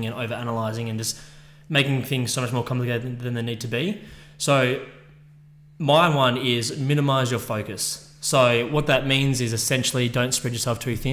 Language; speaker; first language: English; native; English